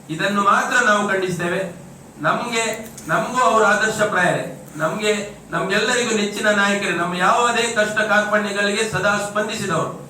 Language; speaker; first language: Kannada; non-native, local second language; Konkani